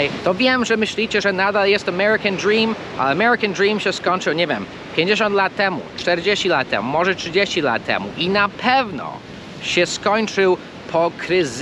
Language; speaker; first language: Polish; early bilingual, heritage; Polish